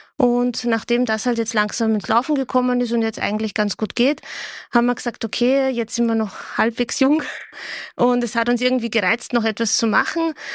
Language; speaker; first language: German; native; German